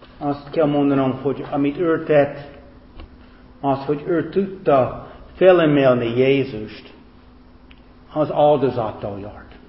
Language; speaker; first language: Hungarian; non-native, fluent; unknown